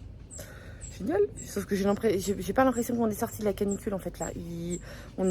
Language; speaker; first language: French; native; French